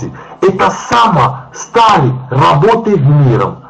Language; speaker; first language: Russian; non-native, learner; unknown